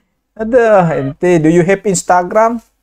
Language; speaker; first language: English; non-native, learner; Indonesian